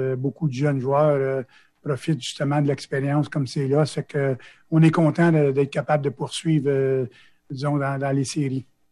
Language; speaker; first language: French; native; French